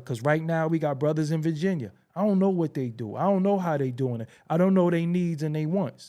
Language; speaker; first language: English; native; English